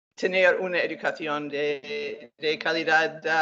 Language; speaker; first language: Spanish; non-native, learner; English